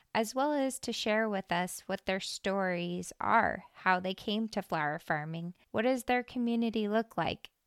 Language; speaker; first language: English; native; English